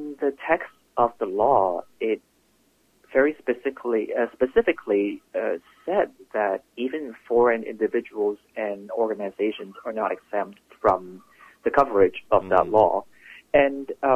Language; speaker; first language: English; non-native, local second language; Cantonese